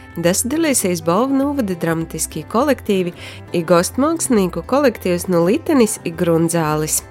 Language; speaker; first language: Latvian; native; Latvian